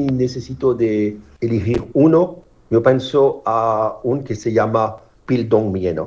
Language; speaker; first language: Spanish; non-native, fluent; French